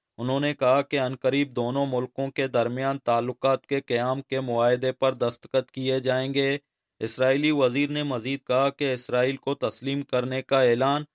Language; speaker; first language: Urdu; non-native, local second language; Baluchi